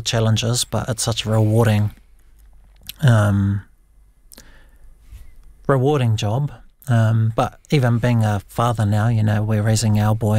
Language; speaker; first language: English; non-native, local second language; Māori